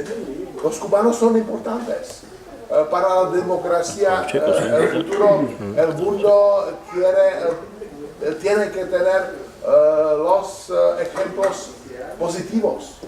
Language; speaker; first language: Spanish; non-native, learner; Czech